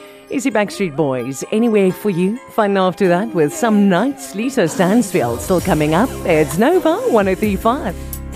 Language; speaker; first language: English; non-native, local second language; Afrikaans